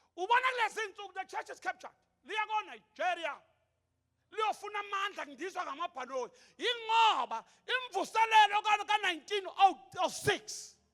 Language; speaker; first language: Zulu; native; Zulu